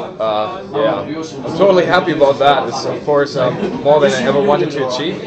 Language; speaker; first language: English; non-native, fluent; German